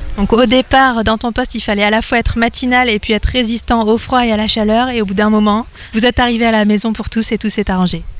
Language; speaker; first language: French; native; French